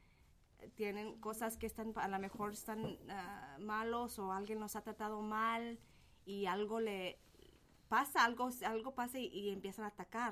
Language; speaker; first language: Spanish; early bilingual, heritage; Spanish